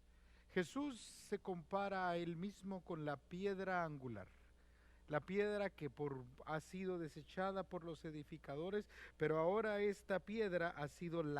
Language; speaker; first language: Spanish; native; Spanish